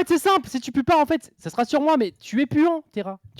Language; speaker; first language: French; native; French